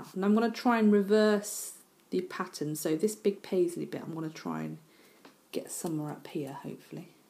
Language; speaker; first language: English; native; English